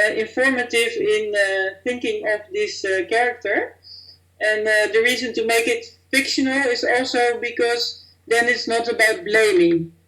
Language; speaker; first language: English; non-native, fluent; Dutch